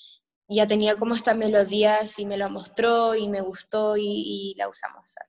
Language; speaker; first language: Spanish; early bilingual, heritage; Spanish